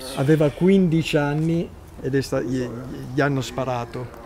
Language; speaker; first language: Italian; native; Italian